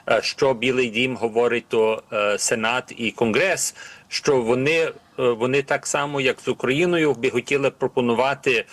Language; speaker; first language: Ukrainian; early bilingual, heritage; Ukrainian